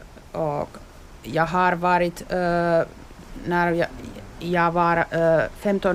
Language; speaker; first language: Swedish; non-native, learner; Finnish